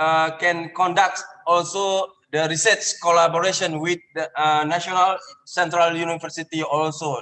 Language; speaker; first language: English; non-native, learner; Indonesian